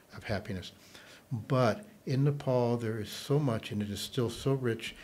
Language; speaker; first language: English; native; English